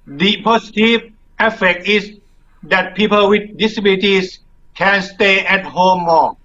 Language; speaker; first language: English; non-native, learner; Thai